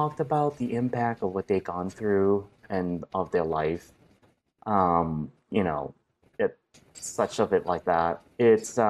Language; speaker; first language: English; early bilingual, other home language; Cantonese